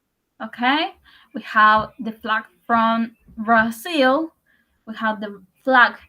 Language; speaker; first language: English; non-native, learner; Spanish